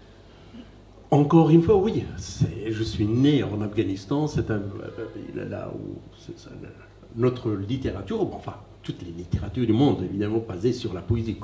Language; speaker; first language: French; non-native, fluent; Persian